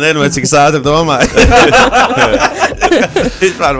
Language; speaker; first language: Latvian; native; Latvian